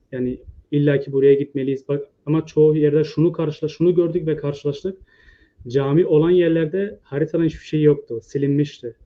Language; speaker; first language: Turkish; native; Turkish